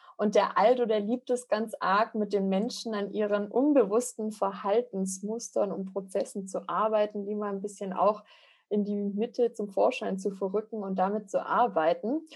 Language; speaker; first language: German; native; German